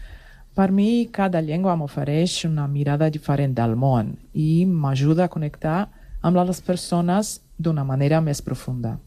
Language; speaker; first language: Catalan; non-native, learner; Portuguese